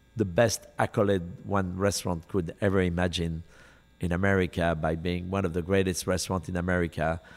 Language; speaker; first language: English; non-native, fluent; French